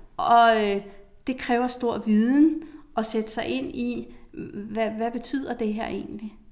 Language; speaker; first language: Danish; native; Danish